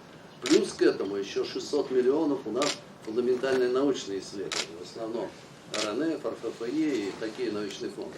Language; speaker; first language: Russian; native; Russian